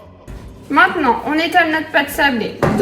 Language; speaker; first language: French; native; French